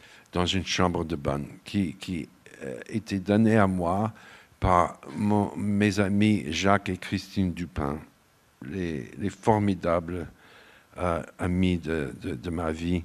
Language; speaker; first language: French; non-native, fluent; English